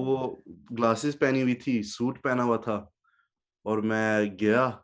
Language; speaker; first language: Hindi; early bilingual, heritage; English